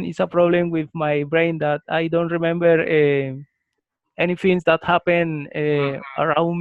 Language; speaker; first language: English; non-native, learner; Spanish